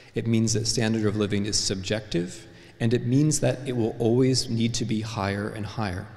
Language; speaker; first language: English; native; English